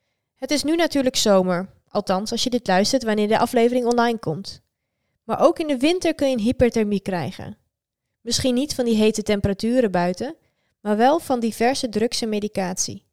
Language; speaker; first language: Dutch; native; Dutch